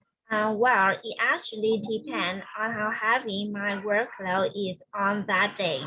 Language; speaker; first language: English; non-native, learner; Vietnamese